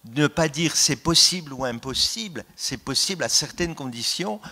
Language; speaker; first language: French; native; French